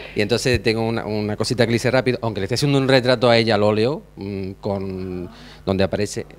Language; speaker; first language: Spanish; native; Spanish